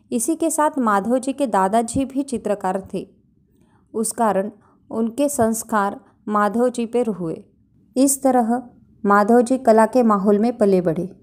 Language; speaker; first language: Hindi; non-native, local second language; Marathi